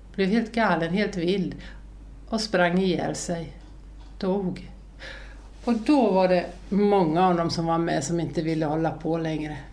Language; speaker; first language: Swedish; early bilingual, other home language; Finnish